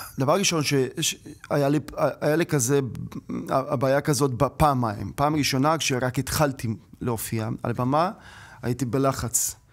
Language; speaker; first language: Hebrew; non-native, learner; Russian